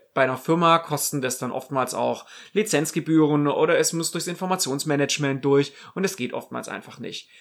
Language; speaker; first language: German; native; German